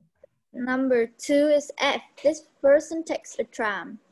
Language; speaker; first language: English; non-native, learner; Vietnamese